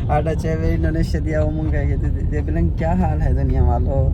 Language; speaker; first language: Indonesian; non-native, learner; Urdu